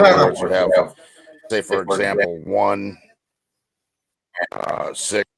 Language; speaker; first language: English; native; English